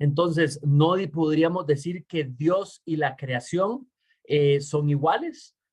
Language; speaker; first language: Spanish; native; Spanish